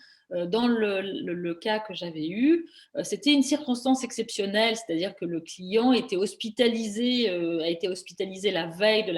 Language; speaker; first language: French; native; French